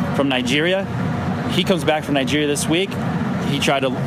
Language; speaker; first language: English; native; English